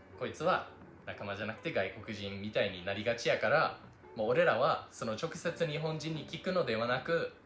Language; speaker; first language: Japanese; non-native, fluent; English